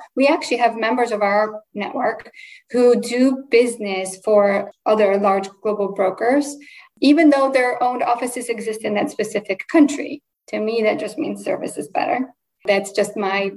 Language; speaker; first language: English; non-native, fluent; Polish